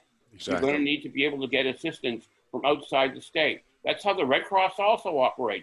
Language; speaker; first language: English; native; English